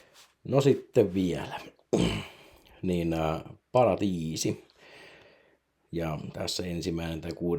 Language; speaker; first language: Finnish; native; Finnish